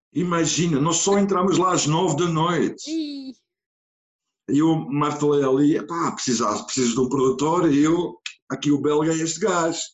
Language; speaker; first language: Portuguese; non-native, fluent; Dutch